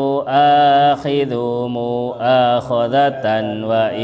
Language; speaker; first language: Arabic; non-native, fluent; Indonesian